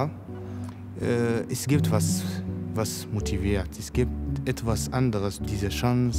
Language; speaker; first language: German; non-native, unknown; Arabic